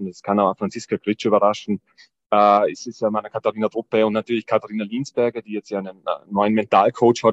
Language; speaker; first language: German; native; German